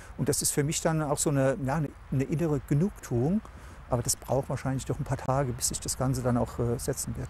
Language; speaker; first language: German; native; German